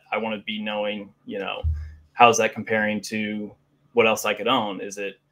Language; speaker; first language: English; native; English